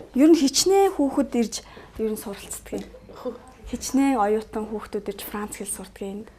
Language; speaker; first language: Mongolian; native; Mongolian